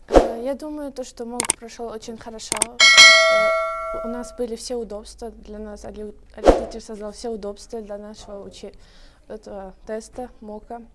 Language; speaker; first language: Russian; non-native, local second language; Uzbek